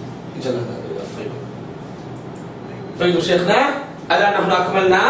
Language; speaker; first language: Arabic; non-native, fluent; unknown